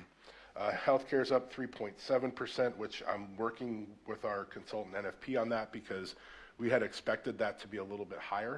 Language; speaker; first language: English; native; English